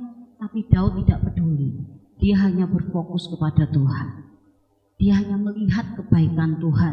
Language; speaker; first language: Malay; non-native, local second language; Javanese